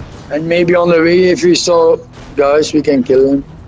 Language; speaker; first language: English; non-native, fluent; Dutch